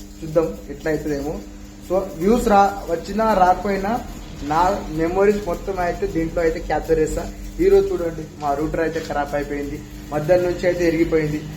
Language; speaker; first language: Telugu; native; Telugu